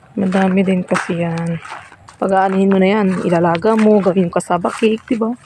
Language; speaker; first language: Filipino; non-native, local second language; Pangasinan